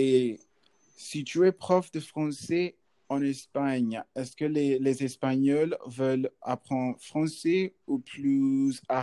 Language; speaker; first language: French; non-native, learner; English